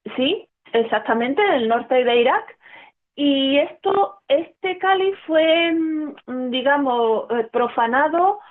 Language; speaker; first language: Spanish; native; Spanish